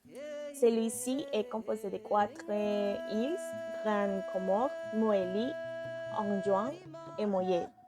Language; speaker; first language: French; non-native, learner; Spanish